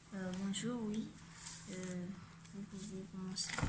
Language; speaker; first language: French; non-native, local second language; Comorian